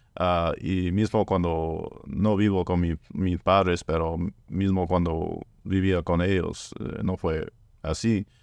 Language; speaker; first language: Spanish; non-native, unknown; French